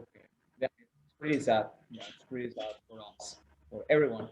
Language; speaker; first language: English; non-native, learner; Spanish